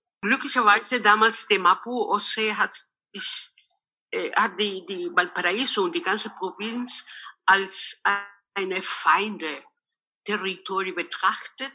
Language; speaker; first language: German; non-native, local second language; Spanish